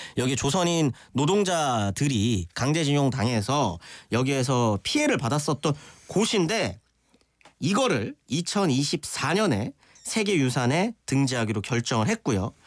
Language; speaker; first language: Korean; native; Korean